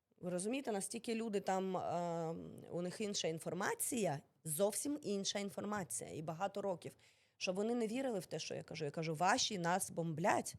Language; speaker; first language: Ukrainian; early bilingual, other home language; Russian